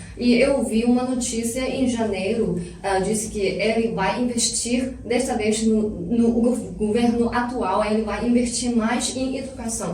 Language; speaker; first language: Portuguese; non-native, fluent; Chinese